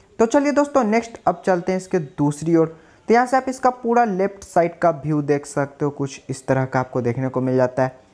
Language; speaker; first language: Hindi; native; Hindi